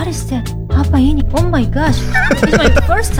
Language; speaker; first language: English; non-native, learner; Korean